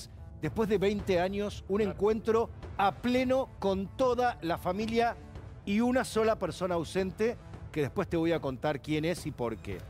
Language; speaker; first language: Spanish; native; Spanish